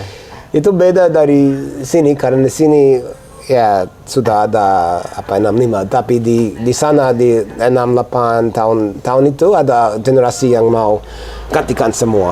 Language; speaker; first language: Indonesian; non-native, fluent; English